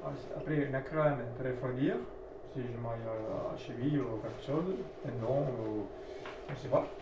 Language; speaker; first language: French; non-native, learner; Italian